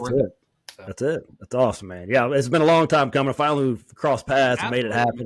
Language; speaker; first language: English; native; English